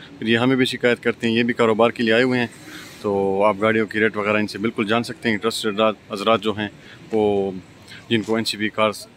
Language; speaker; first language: Urdu; non-native, local second language; Pashto